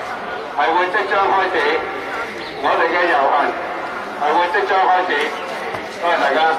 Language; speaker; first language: Chinese; native; Chinese